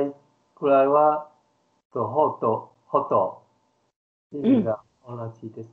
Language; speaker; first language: Japanese; non-native, learner; Chinese